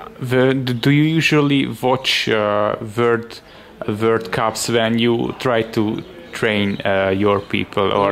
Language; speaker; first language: English; non-native, fluent; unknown